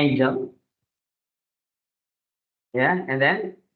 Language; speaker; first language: English; non-native, fluent; Indonesian